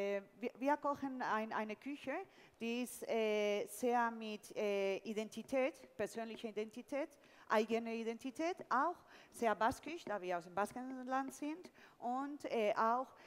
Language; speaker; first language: German; non-native, fluent; Spanish